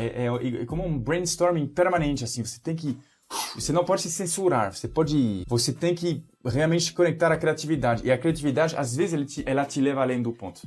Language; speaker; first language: Portuguese; non-native, fluent; French